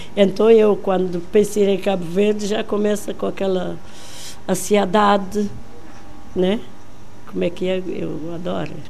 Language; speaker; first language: Portuguese; non-native, local second language; Kabuverdianu